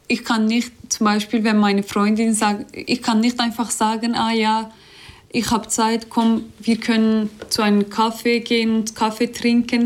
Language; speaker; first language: German; non-native, learner; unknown